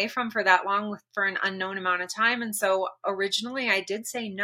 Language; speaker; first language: English; native; English